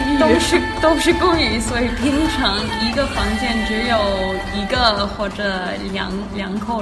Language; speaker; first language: Chinese; non-native, learner; Danish